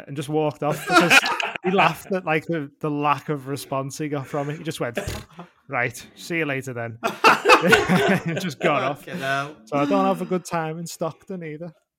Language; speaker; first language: English; native; English